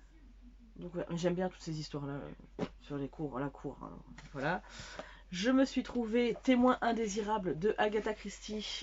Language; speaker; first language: French; native; French